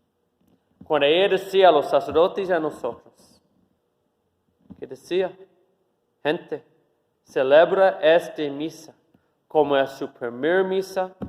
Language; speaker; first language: Spanish; non-native, fluent; English